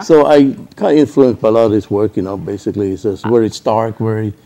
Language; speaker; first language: English; non-native, local second language; Cantonese